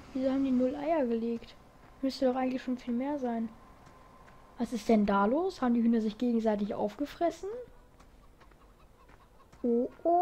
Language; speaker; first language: German; native; German